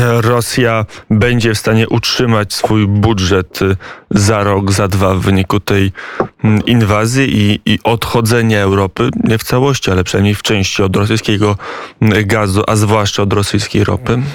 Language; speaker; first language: Polish; native; Polish